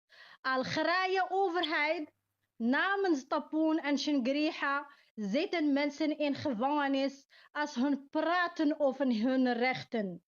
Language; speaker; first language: Dutch; non-native, learner; Arabic